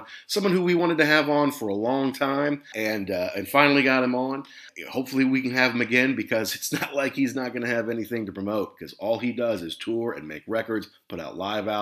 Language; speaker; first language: English; native; English